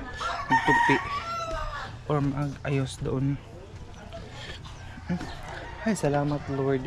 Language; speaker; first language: Filipino; native; Filipino